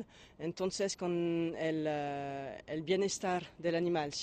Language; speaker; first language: Spanish; non-native, learner; French